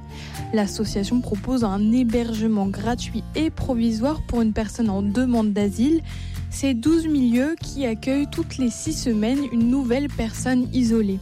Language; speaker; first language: French; native; French